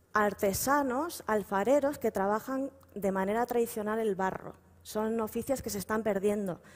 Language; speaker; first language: Spanish; native; Spanish